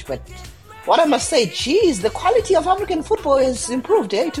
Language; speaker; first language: English; non-native, local second language; Shona